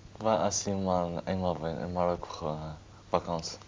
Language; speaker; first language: Dutch; non-native, learner; Arabic